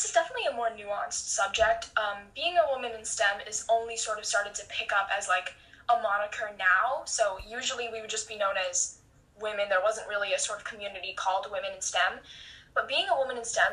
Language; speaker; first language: English; native; English